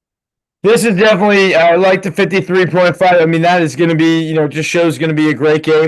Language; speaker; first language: English; native; English